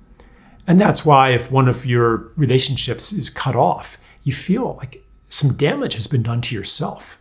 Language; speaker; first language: English; native; English